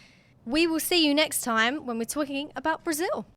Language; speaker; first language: English; native; English